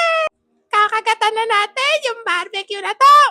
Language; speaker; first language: Filipino; native; Filipino